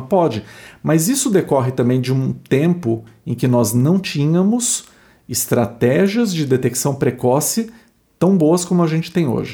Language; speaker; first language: Portuguese; native; Portuguese